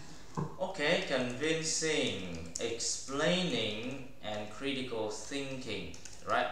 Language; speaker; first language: English; non-native, fluent; Vietnamese